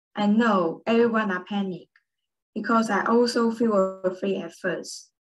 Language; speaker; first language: English; early bilingual, other home language; Chinese